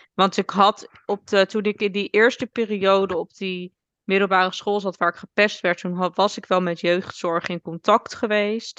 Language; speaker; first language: Dutch; native; Dutch